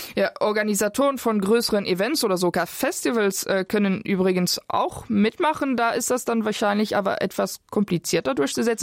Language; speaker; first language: German; non-native, local second language; Luxembourgish